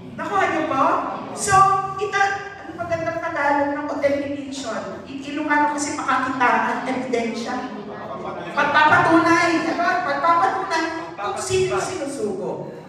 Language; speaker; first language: Filipino; non-native, local second language; Iloko